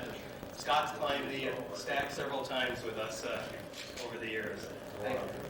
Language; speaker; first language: English; native; English